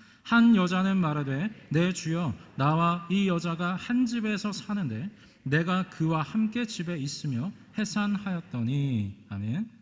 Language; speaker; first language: Korean; native; Korean